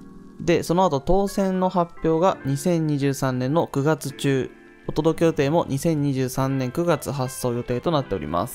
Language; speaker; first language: Japanese; native; Japanese